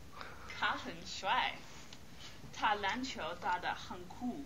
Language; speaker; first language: Chinese; non-native, learner; English